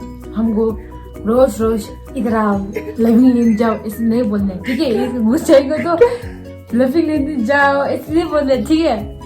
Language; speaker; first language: Hindi; non-native, local second language; Tibetan